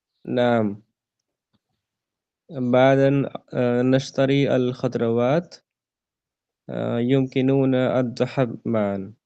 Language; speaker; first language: Arabic; non-native, learner; Urdu